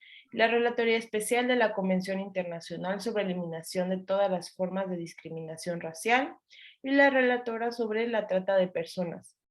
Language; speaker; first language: Spanish; native; Spanish